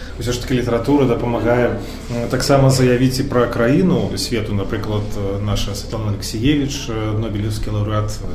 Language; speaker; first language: Belarusian; native; Belarusian